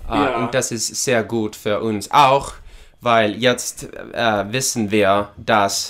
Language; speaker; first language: German; non-native, learner; English